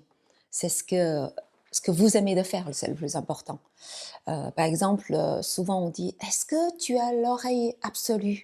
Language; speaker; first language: French; non-native, fluent; Chinese